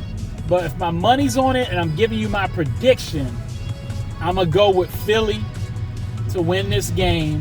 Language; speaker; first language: English; native; English